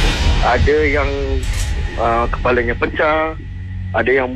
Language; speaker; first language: Malay; native; Malay